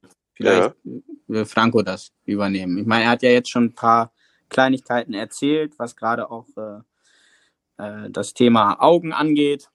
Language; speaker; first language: German; native; German